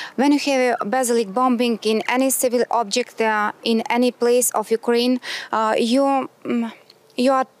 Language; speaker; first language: English; non-native, learner; Ukrainian